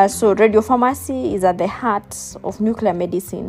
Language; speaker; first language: English; non-native, local second language; Kikuyu